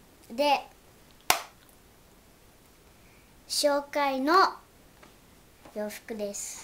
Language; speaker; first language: Japanese; early bilingual, other home language; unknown